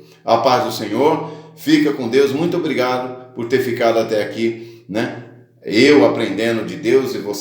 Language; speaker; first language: Portuguese; native; Portuguese